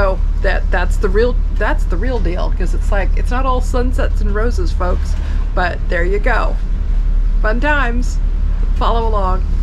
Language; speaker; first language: English; native; English